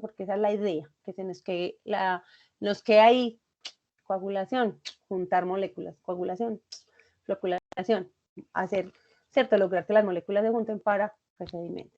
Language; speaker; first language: Spanish; native; Spanish